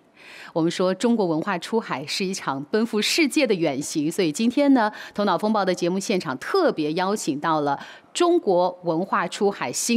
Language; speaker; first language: Chinese; native; Chinese